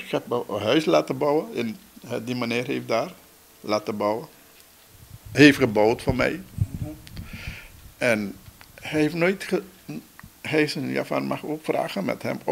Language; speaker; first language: Dutch; non-native, local second language; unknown